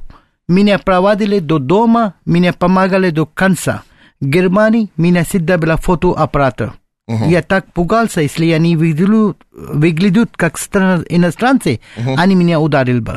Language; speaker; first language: Russian; non-native, learner; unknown